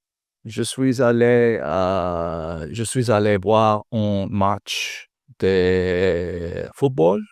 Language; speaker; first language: French; non-native, learner; English